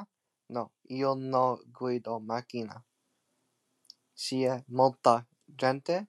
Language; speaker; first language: Italian; non-native, learner; English